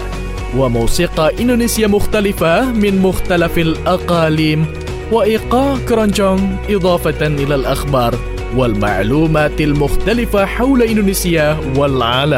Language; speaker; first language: Arabic; non-native, fluent; Indonesian